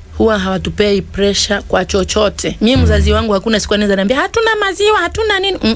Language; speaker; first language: Swahili; non-native, local second language; Lingala